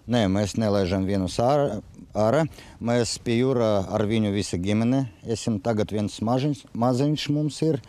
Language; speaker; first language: Latvian; non-native, local second language; Russian